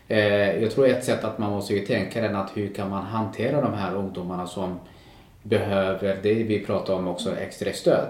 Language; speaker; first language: Swedish; non-native, local second language; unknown